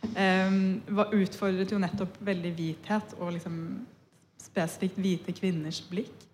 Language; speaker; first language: Norwegian; early bilingual, other home language; Punjabi